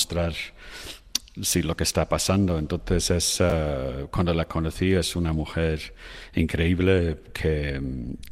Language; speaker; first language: Spanish; non-native, fluent; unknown